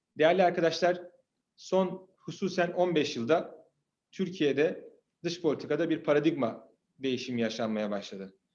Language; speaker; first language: Turkish; native; Turkish